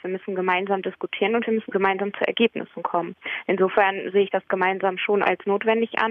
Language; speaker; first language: German; native; German